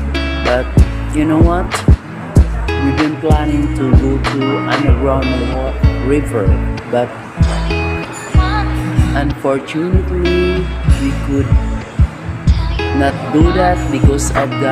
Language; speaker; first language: English; non-native, local second language; Cebuano